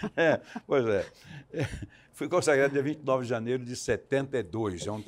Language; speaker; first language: Portuguese; native; Portuguese